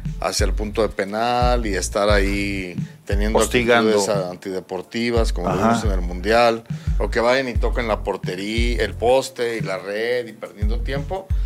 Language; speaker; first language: Spanish; native; Spanish